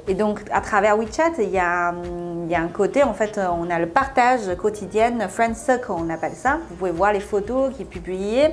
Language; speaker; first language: French; non-native, fluent; Chinese